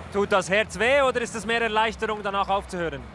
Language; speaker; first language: German; native; German